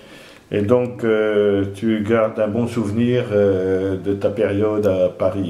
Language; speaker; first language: French; non-native, fluent; Dutch